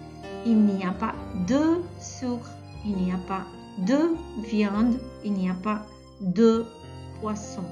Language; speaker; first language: French; non-native, fluent; Catalan